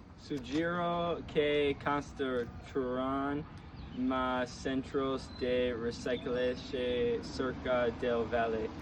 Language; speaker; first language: Spanish; non-native, learner; English